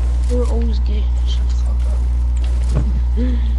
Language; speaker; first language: English; native; English